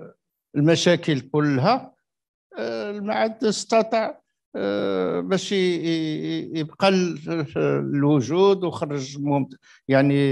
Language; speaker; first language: Arabic; native; Arabic